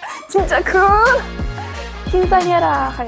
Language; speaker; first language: Korean; non-native, fluent; Spanish